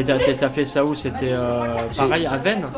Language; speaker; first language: French; native; French